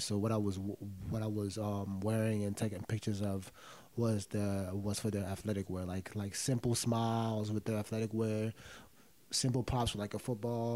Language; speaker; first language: English; early bilingual, other home language; Yoruba